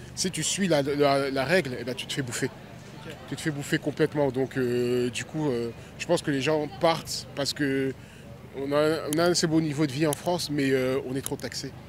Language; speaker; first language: French; early bilingual, other home language; Lingala